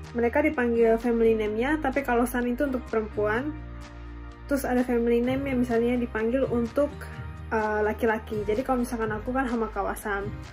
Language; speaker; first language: Indonesian; early bilingual, heritage; Japanese